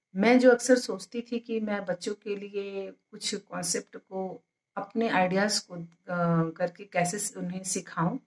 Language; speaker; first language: Hindi; native; Hindi